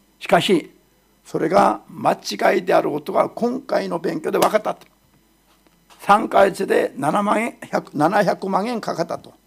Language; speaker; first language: Japanese; non-native, fluent; Korean